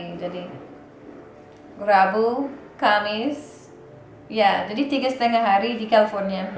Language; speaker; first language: Indonesian; non-native, fluent; English